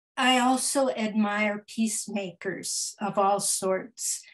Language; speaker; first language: English; early bilingual, other home language; Spanish